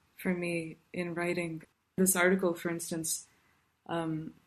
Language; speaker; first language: English; non-native, local second language; Tamil